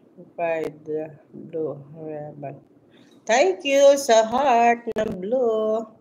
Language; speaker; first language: Filipino; non-native, local second language; Hiligaynon